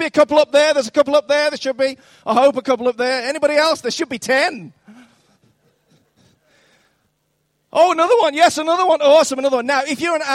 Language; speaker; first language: English; native; English